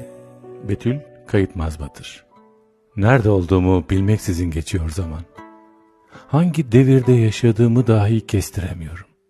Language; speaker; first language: Turkish; native; Turkish